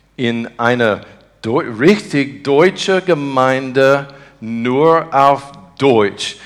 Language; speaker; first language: German; non-native, learner; English